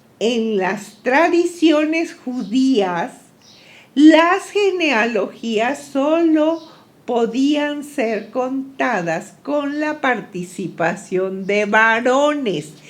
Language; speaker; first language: Spanish; native; Spanish